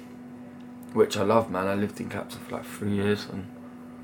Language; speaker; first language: English; native; English